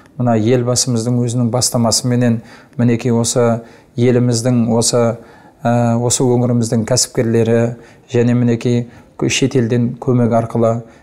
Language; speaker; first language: Kazakh; native; Kazakh